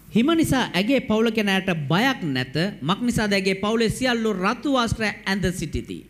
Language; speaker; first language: Sinhala; native; Sinhala